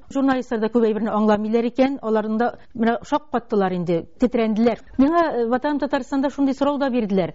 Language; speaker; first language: Tatar; native; Tatar